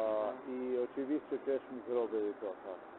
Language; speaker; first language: Polish; non-native, learner; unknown